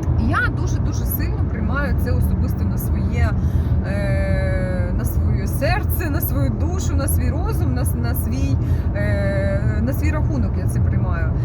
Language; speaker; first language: Ukrainian; non-native, local second language; Russian